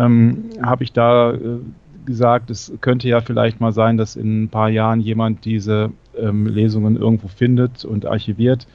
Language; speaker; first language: German; native; German